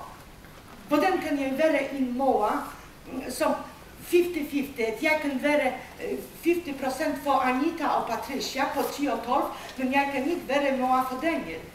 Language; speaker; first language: Danish; non-native, fluent; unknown